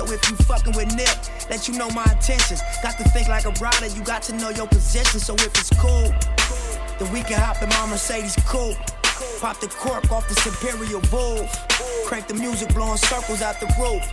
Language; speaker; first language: English; native; English